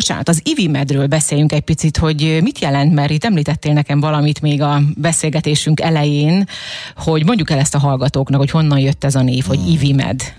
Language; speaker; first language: Hungarian; native; Hungarian